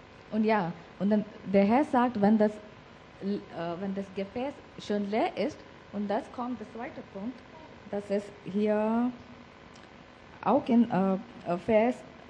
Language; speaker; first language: German; non-native, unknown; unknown